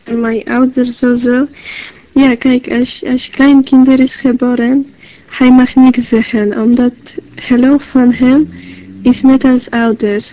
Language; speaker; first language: Dutch; non-native, learner; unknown